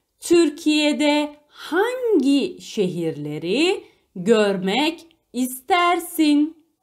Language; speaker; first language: Turkish; non-native, fluent; Arabic